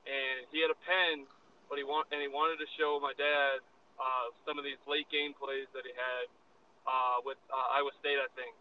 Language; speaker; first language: English; native; English